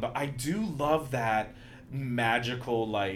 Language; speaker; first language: English; native; English